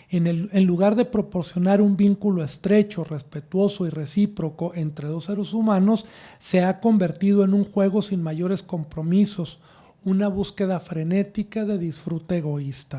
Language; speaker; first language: Spanish; native; Spanish